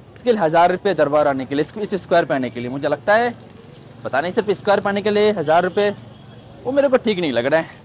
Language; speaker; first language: Hindi; native; Hindi